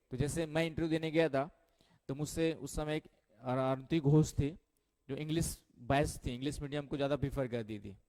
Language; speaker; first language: Hindi; native; Hindi